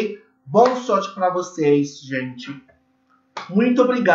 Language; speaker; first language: Portuguese; non-native, learner; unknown